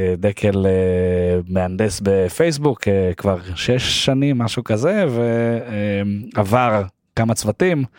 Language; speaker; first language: Hebrew; native; Hebrew